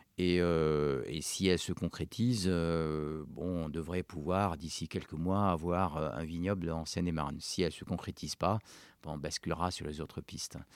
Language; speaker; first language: French; non-native, local second language; Arabic